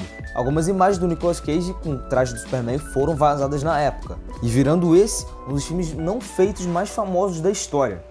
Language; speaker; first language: Portuguese; native; Portuguese